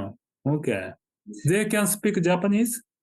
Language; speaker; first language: English; non-native, fluent; Japanese